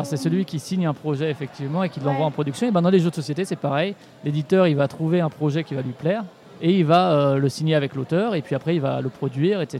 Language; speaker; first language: French; native; French